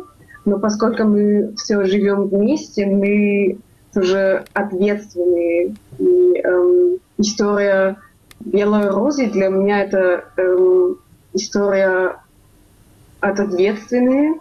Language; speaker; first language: Russian; non-native, fluent; German